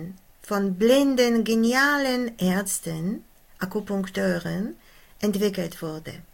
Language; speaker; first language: German; non-native, fluent; Polish